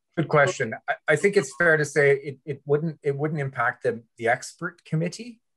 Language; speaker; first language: English; early bilingual, other home language; French